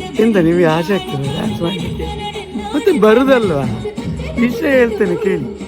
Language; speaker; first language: Kannada; non-native, local second language; Tulu